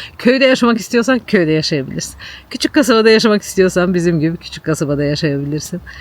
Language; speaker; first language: Turkish; native; Turkish